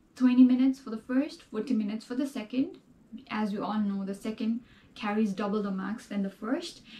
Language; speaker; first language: English; non-native, local second language; Nepali